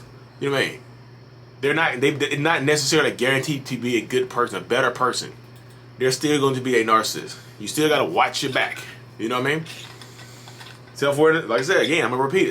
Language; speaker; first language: English; native; English